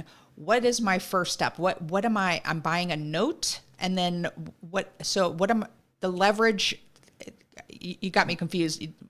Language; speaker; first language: English; native; English